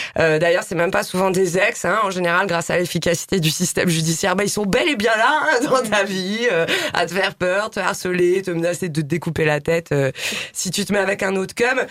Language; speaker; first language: French; native; French